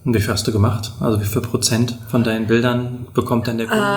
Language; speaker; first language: German; native; German